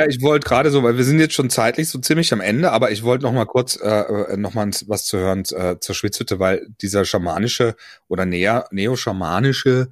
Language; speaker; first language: German; native; German